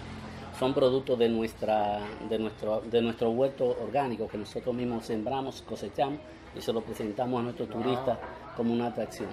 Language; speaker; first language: Spanish; native; Spanish